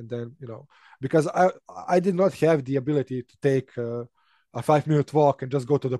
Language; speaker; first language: English; non-native, fluent; Serbian